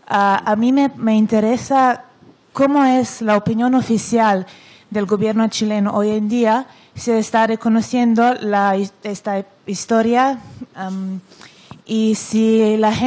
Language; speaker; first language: Spanish; non-native, fluent; Slovenian